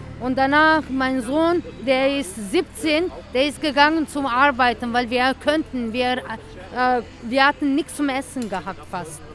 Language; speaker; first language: German; non-native, learner; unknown